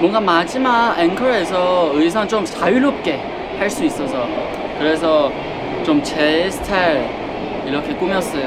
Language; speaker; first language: Korean; non-native, fluent; Chinese